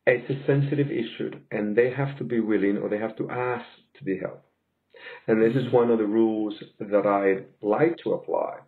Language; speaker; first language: English; native; English